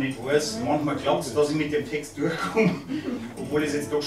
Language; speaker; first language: German; native; German